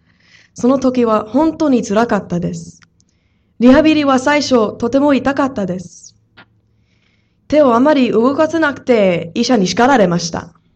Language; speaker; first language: Japanese; non-native, fluent; English